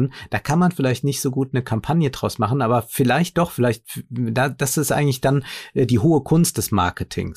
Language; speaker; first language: German; native; German